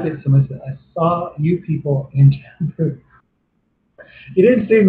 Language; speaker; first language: English; native; English